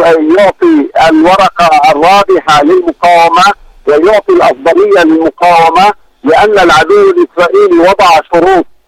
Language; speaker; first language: Arabic; native; Arabic